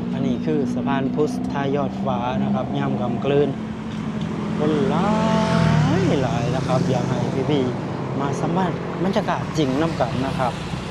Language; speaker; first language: Thai; non-native, local second language; Lao